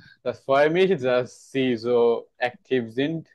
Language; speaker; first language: German; non-native, fluent; Bangla